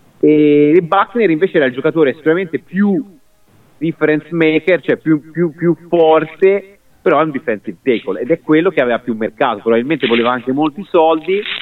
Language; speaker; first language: Italian; native; Italian